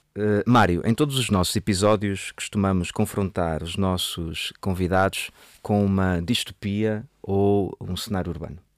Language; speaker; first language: Portuguese; native; Portuguese